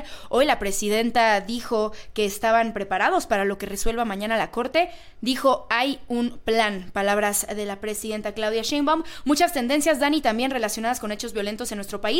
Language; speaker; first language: Spanish; native; Spanish